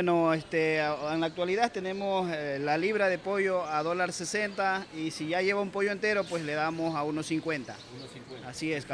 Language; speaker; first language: Spanish; native; Spanish